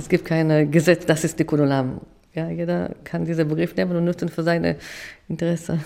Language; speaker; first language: German; non-native, learner; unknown